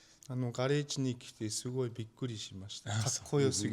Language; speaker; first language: Japanese; non-native, fluent; Mongolian